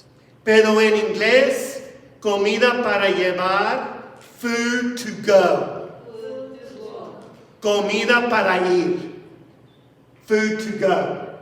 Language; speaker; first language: Spanish; non-native, fluent; English